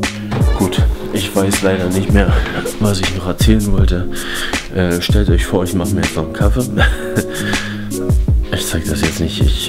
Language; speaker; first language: German; native; German